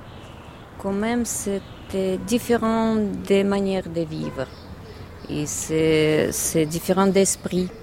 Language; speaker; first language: French; non-native, learner; Russian